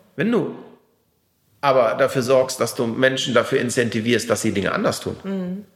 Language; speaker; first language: German; native; German